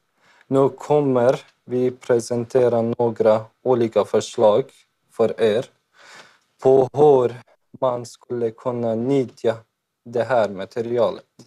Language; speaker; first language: Swedish; non-native, learner; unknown